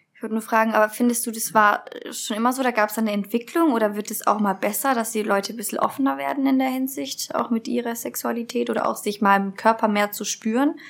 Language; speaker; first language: German; native; German